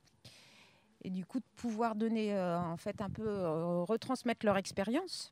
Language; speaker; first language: French; native; French